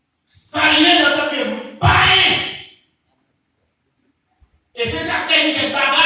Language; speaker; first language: French; non-native, local second language; Haitian Creole